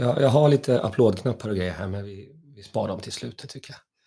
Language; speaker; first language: Swedish; native; Swedish